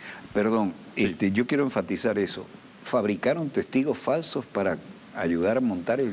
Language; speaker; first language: Spanish; native; Spanish